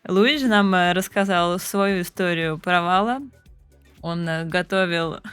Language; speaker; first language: Russian; native; Russian